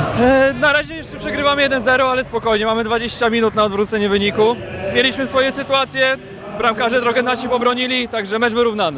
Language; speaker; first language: Polish; native; Polish